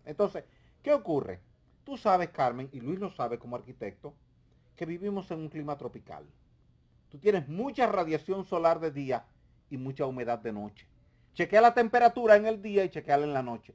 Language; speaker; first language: Spanish; native; Spanish